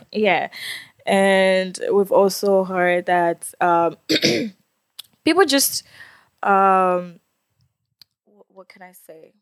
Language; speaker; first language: English; non-native, local second language; Swahili